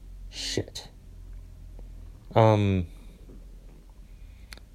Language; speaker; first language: English; native; English